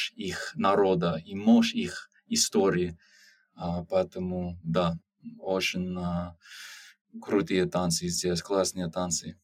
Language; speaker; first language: Russian; non-native, fluent; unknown